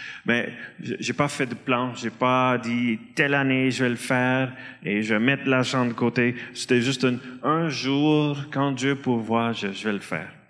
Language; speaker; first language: French; non-native, fluent; Dutch